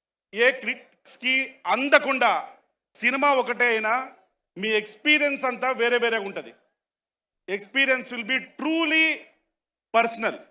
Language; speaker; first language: Telugu; native; Telugu